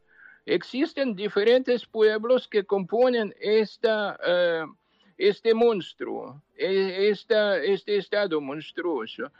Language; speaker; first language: Spanish; non-native, fluent; Ukrainian